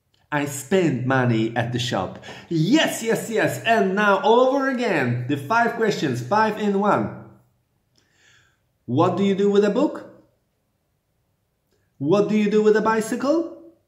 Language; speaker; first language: English; non-native, fluent; Polish